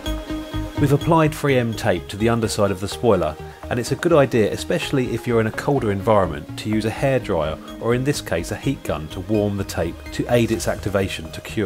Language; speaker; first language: English; native; English